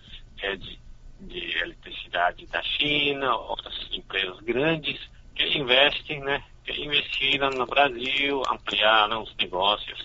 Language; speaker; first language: Portuguese; non-native, fluent; Chinese